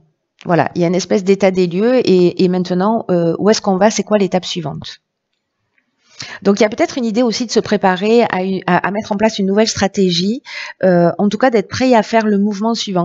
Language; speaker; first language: French; native; French